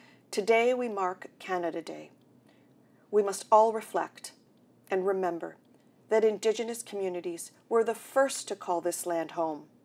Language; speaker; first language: English; native; English